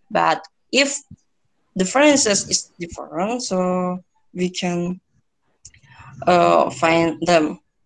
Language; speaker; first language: English; non-native, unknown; Indonesian